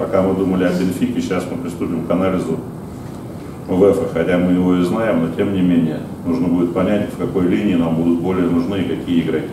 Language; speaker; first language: Russian; native; Russian